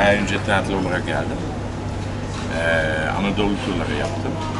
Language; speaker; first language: Turkish; non-native, fluent; Dutch